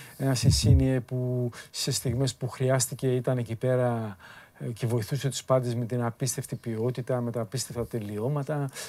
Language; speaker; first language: Greek; native; Greek